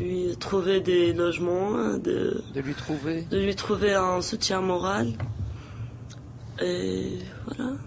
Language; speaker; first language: French; non-native, local second language; Arabic